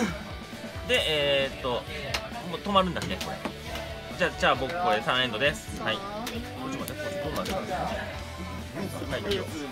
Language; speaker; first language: Japanese; native; Japanese